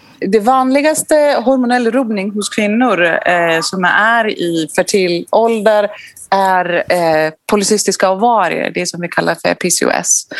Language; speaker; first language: Swedish; non-native, fluent; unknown